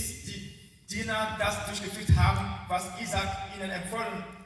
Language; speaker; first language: German; non-native, learner; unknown